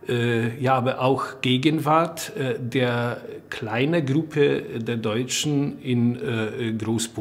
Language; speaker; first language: German; non-native, local second language; Polish